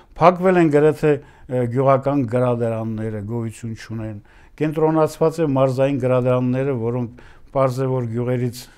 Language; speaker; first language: Armenian; native; Armenian